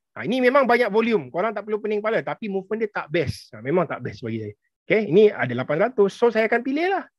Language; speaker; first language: Malay; native; Malay